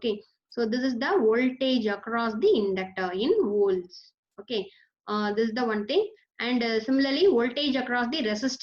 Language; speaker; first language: English; non-native, local second language; Tamil